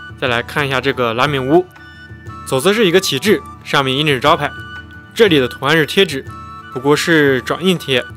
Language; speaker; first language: Chinese; native; Chinese